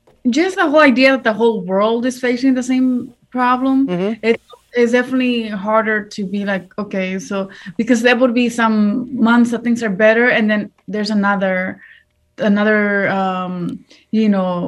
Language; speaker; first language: English; early bilingual, other home language; Spanish